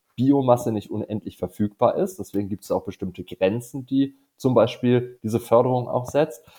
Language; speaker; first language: German; native; German